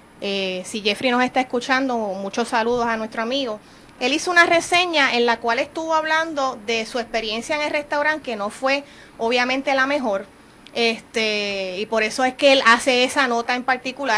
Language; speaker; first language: Spanish; native; Spanish